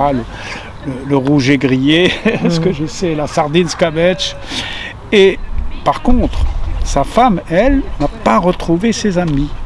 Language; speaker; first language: French; non-native, local second language; Arabic